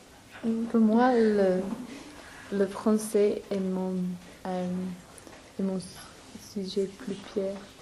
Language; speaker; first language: French; non-native, learner; English